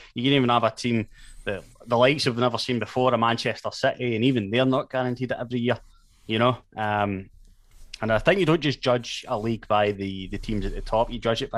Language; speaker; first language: English; native; English